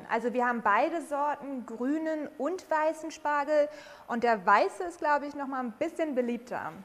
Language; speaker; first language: German; native; German